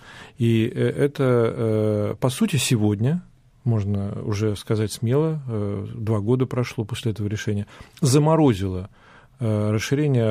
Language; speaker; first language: Russian; native; Russian